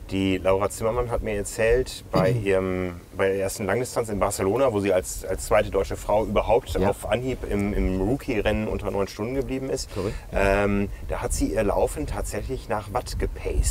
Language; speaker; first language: German; native; German